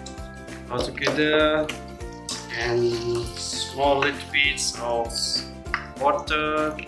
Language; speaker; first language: English; non-native, learner; Khmer